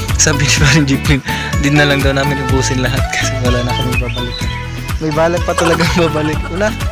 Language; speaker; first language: Filipino; non-native, local second language; Cebuano